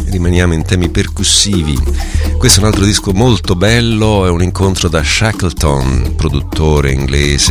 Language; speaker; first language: Italian; native; Italian